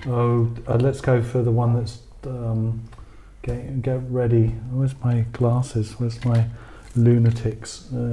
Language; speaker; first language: English; native; English